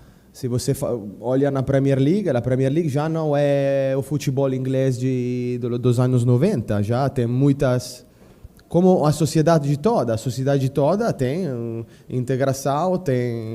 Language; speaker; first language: Portuguese; non-native, fluent; Italian